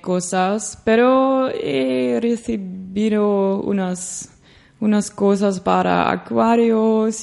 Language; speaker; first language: Spanish; non-native, learner; Dutch